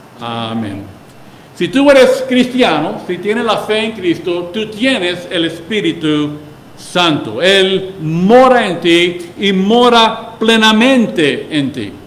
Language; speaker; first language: Spanish; early bilingual, heritage; Spanish